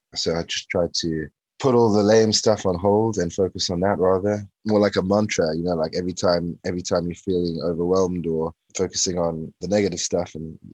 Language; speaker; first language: English; native; English